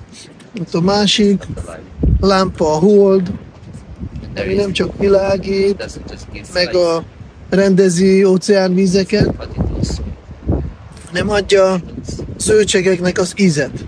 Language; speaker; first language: Hungarian; non-native, fluent; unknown